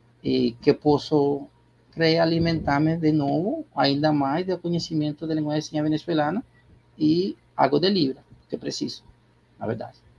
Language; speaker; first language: Portuguese; non-native, learner; Spanish